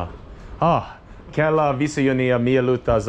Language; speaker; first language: Hungarian; non-native, learner; English